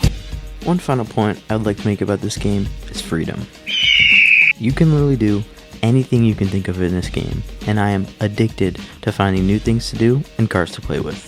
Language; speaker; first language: English; native; English